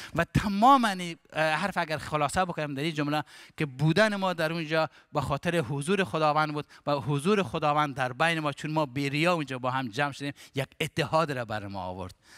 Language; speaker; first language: Persian; native; Persian